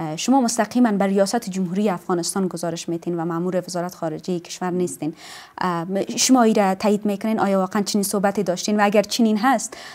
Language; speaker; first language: Persian; native; Persian